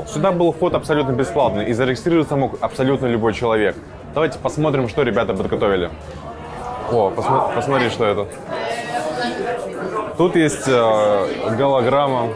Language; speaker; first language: Russian; native; Russian